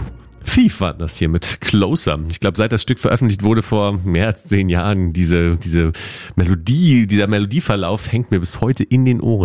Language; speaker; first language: German; native; German